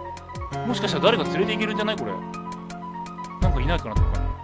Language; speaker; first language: Japanese; native; Japanese